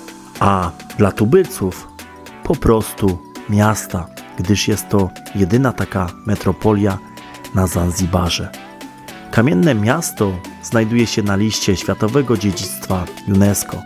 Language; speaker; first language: Polish; native; Polish